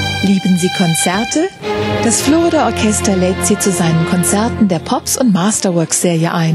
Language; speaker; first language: German; native; German